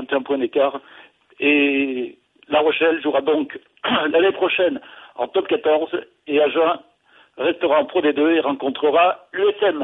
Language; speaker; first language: French; native; French